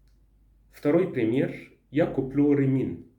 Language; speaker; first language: Russian; non-native, learner; Arabic